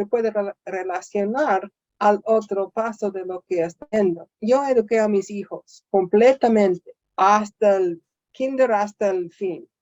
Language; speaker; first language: Spanish; non-native, fluent; English